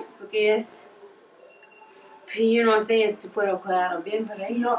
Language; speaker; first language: Spanish; non-native, learner; English